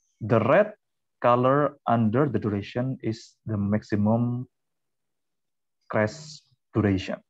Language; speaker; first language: English; non-native, fluent; Indonesian